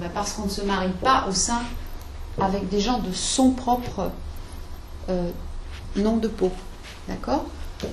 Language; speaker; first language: French; native; French